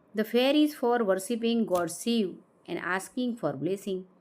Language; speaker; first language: English; non-native, local second language; Gujarati